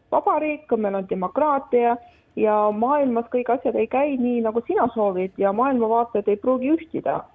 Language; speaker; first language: Estonian; non-native, local second language; Russian